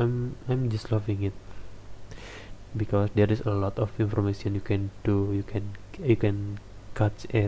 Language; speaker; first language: English; non-native, learner; Indonesian